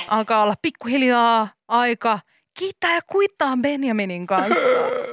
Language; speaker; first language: Finnish; native; Finnish